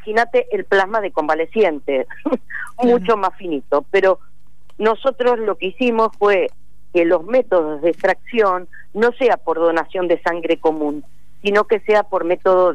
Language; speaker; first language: Spanish; native; Spanish